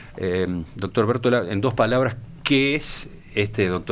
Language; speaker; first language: Spanish; native; Spanish